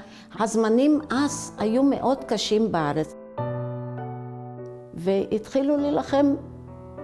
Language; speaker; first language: Hebrew; early bilingual, other home language; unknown